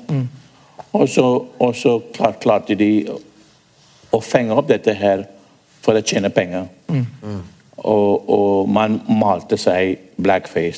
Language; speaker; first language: Norwegian; non-native, fluent; English